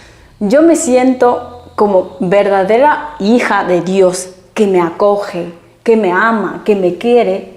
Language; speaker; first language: Spanish; non-native, fluent; Chinese